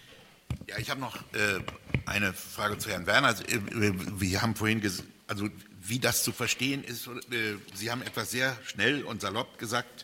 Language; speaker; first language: German; native; German